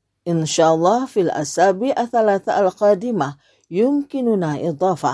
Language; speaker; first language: Arabic; non-native, fluent; Indonesian